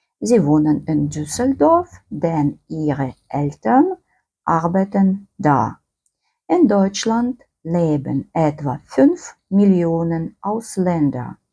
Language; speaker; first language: German; non-native, fluent; Ukrainian